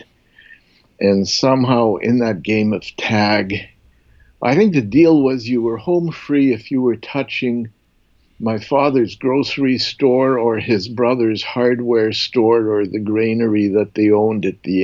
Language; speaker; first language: English; native; English